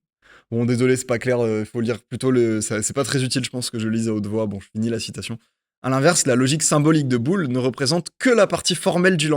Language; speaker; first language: French; native; French